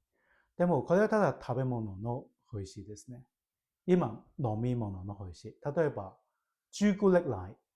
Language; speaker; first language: Japanese; non-native, fluent; Cantonese